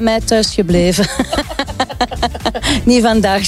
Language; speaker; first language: Dutch; non-native, local second language; French